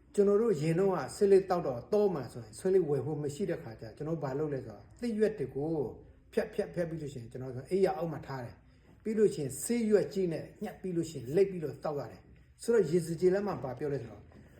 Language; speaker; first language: Burmese; non-native, local second language; Tedim Chin